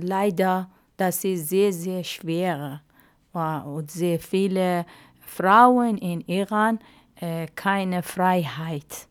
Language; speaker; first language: German; non-native, learner; Arabic